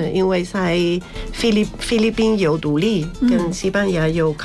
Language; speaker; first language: Chinese; non-native, fluent; Spanish